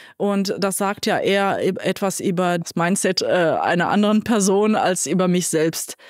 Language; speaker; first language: German; non-native, fluent; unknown